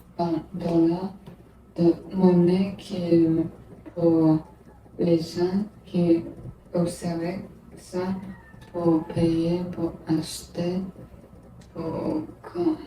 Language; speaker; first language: French; non-native, learner; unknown